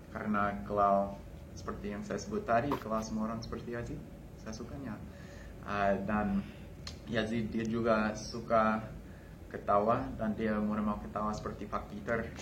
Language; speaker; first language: Indonesian; non-native, fluent; English